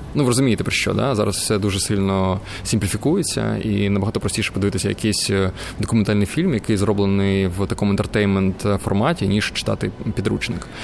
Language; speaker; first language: Ukrainian; native; Ukrainian